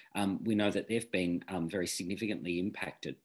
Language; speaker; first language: English; native; English